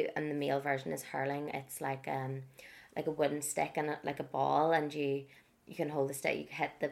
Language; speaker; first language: English; native; English